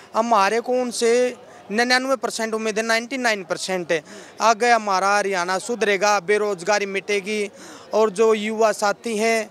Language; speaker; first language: Hindi; native; Hindi